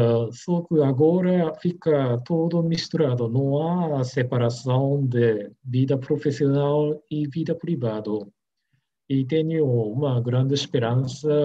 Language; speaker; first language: Portuguese; non-native, learner; Japanese